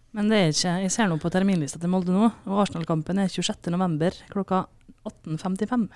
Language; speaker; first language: Norwegian; native; Norwegian